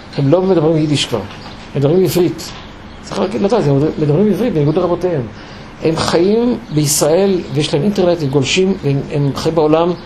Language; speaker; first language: Hebrew; non-native, fluent; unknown